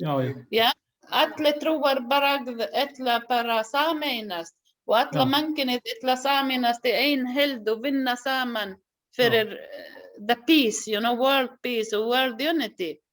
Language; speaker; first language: Icelandic; non-native, learner; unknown